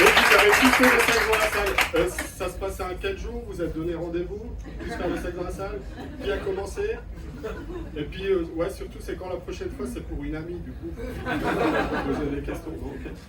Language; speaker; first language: French; native; French